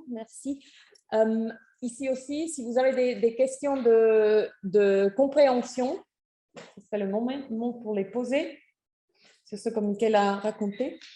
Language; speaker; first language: French; non-native, fluent; German